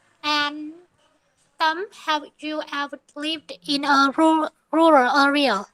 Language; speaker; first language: English; non-native, learner; Vietnamese